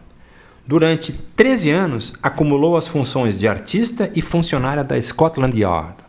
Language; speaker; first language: Portuguese; native; Portuguese